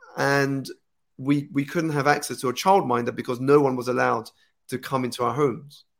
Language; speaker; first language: English; native; English